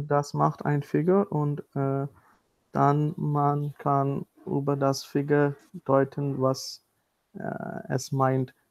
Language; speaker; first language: German; non-native, learner; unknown